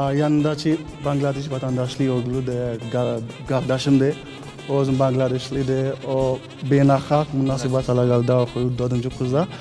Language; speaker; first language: Azerbaijani; non-native, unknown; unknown